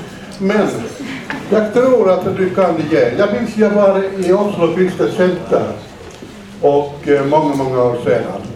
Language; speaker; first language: Swedish; non-native, fluent; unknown